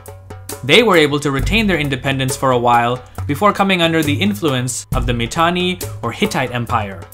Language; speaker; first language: English; native; English